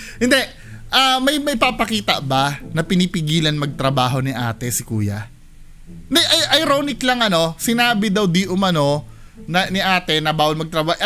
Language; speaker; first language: Filipino; native; Filipino